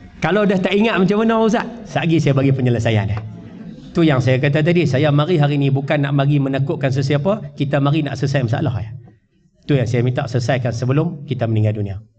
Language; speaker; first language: Malay; native; Malay